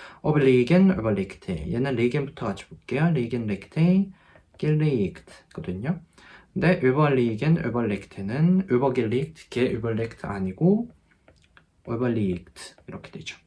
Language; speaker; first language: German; non-native, fluent; Korean